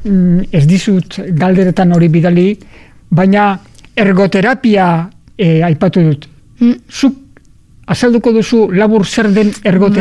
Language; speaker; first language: Basque; native; Basque